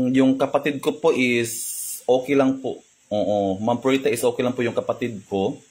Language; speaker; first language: Filipino; non-native, local second language; Cebuano